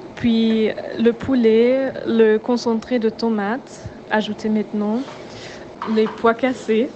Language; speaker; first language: French; non-native, fluent; German